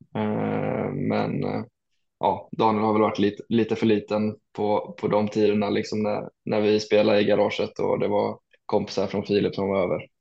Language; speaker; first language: Swedish; native; Swedish